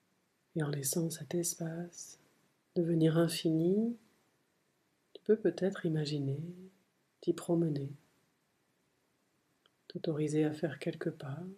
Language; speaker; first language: French; native; French